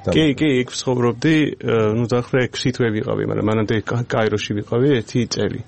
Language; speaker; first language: Georgian; non-native, fluent; English